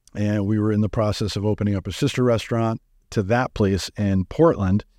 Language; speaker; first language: English; native; English